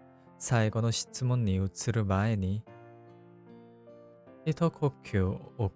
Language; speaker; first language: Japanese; non-native, learner; Korean